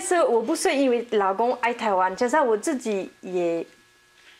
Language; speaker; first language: Chinese; non-native, fluent; French